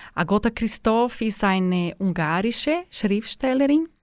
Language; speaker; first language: German; non-native, fluent; Portuguese